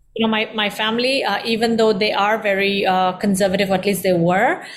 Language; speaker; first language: English; early bilingual, heritage; Indonesian